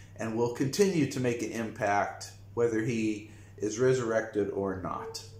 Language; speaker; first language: English; native; English